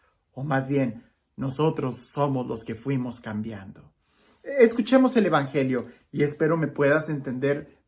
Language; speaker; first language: Spanish; native; Spanish